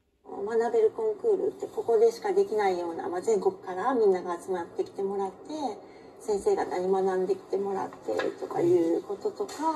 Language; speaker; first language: Japanese; native; Japanese